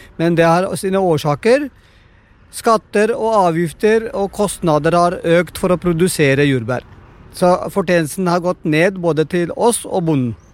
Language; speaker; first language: Norwegian; non-native, fluent; Punjabi